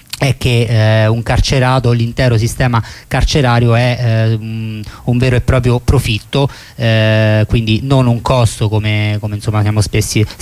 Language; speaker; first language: Italian; native; Italian